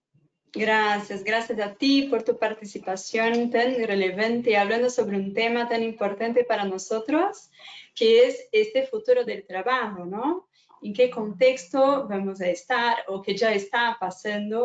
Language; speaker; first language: Spanish; non-native, fluent; Portuguese